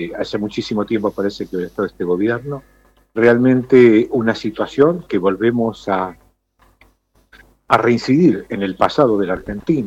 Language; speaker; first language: Spanish; native; Spanish